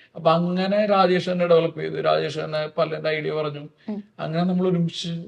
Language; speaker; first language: Malayalam; native; Malayalam